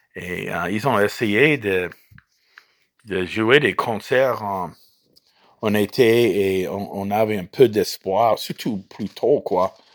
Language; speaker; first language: French; non-native, fluent; English